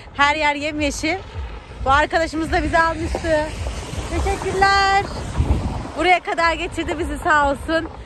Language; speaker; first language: Turkish; native; Turkish